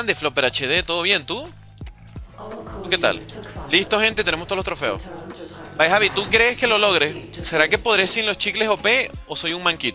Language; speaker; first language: Spanish; native; Spanish